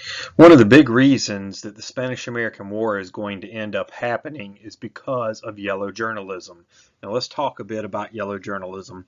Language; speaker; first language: English; native; English